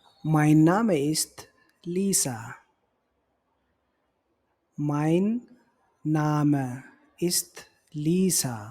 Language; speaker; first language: German; non-native, fluent; Tigrinya